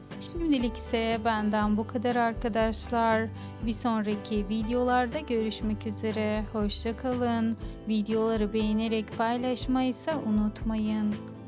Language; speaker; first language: Turkish; native; Turkish